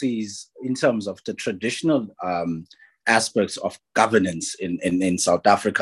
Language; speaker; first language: English; non-native, local second language; Zulu